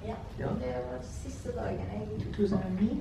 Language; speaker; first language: Norwegian; non-native, fluent; Persian